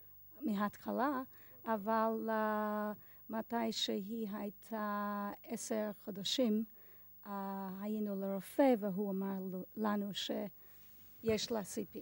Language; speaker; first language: Hebrew; non-native, learner; English